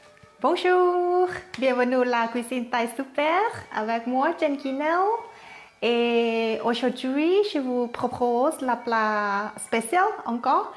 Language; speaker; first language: French; non-native, learner; Thai